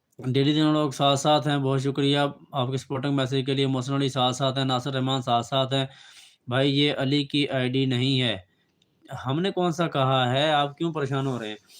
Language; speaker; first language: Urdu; non-native, local second language; Punjabi